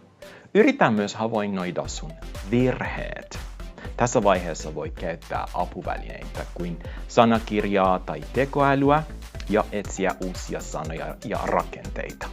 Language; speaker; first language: Finnish; non-native, fluent; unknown